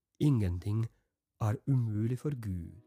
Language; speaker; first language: Norwegian; non-native, fluent; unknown